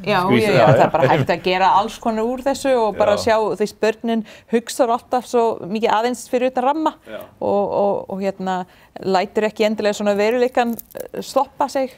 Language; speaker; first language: Icelandic; non-native, fluent; English